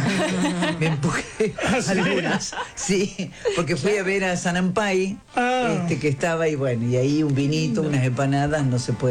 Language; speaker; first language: Spanish; native; Spanish